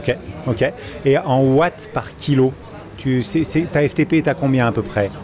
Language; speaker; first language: French; native; French